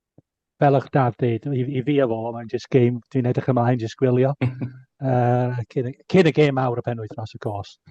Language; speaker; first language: Welsh; non-native, local second language; English